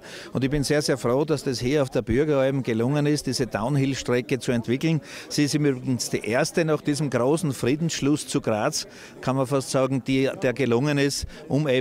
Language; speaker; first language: German; native; German